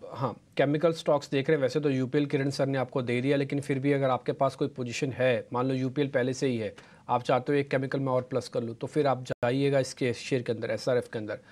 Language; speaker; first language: Hindi; native; Hindi